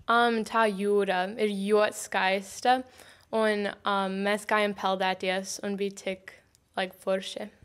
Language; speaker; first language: Latvian; early bilingual, heritage; English